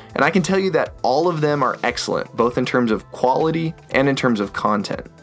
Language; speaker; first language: English; native; English